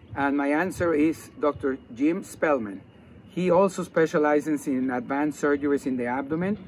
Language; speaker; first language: English; non-native, fluent; Spanish